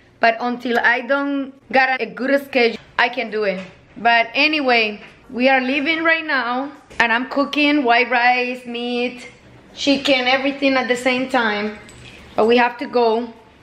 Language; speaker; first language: English; non-native, learner; Spanish